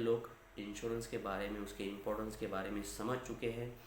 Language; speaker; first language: Hindi; non-native, local second language; Marathi